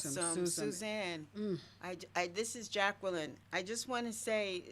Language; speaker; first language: English; native; English